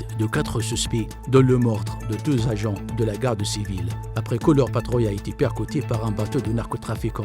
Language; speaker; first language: French; non-native, local second language; Arabic